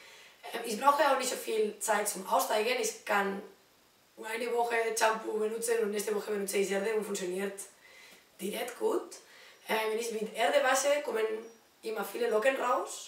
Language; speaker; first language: German; non-native, learner; Spanish